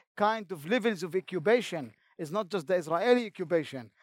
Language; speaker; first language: English; non-native, fluent; Arabic